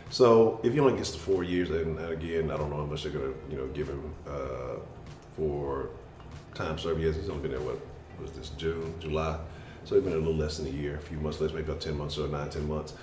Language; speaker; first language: English; native; English